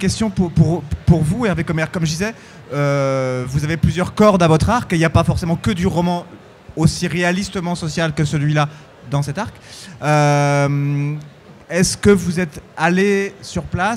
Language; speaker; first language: French; native; French